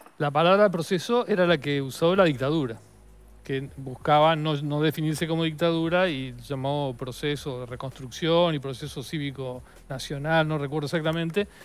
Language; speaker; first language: Spanish; native; Spanish